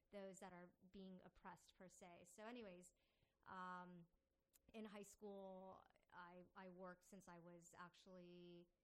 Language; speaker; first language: English; native; English